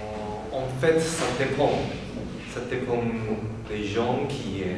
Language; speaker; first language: French; non-native, learner; Chinese